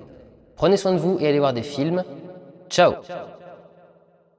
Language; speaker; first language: French; native; French